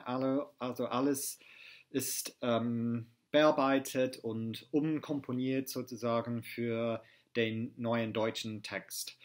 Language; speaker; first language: German; non-native, fluent; English